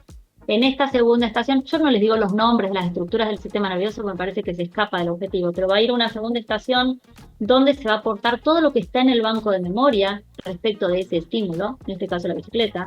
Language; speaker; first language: Spanish; native; Spanish